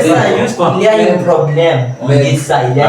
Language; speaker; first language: French; non-native, learner; Kamba